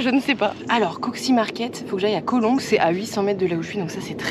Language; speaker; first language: French; native; French